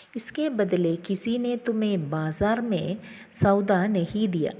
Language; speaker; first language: Hindi; non-native, local second language; Malayalam